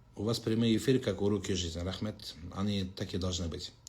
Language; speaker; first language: Russian; non-native, local second language; Kazakh